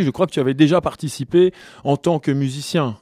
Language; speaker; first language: French; native; French